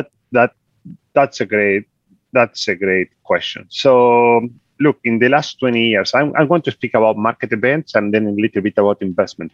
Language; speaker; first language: English; non-native, fluent; Spanish